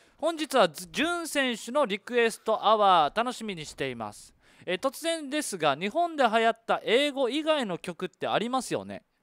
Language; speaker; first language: Japanese; native; Japanese